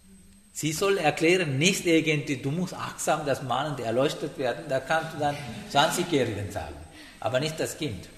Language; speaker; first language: German; non-native, learner; Sinhala